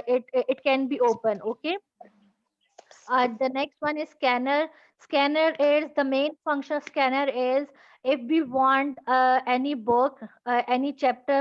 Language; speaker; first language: English; non-native, local second language; Urdu